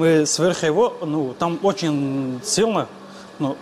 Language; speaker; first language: Russian; non-native, learner; Tajik